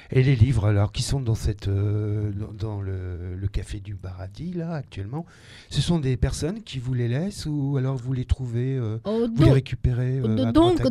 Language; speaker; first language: French; native; French